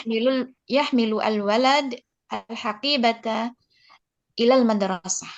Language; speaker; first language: Arabic; non-native, learner; Indonesian